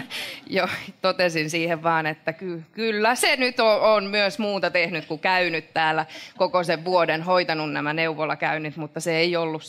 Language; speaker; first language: Finnish; native; Finnish